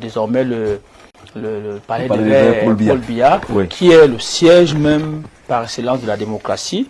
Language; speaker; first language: French; native; French